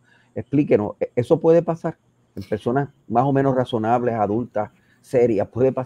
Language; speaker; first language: Spanish; native; Spanish